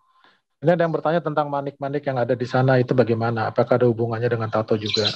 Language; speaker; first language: Indonesian; native; Indonesian